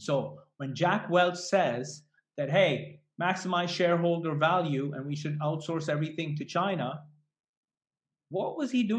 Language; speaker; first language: English; non-native, local second language; Hindi